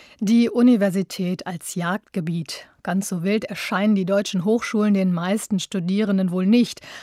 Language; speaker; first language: German; native; German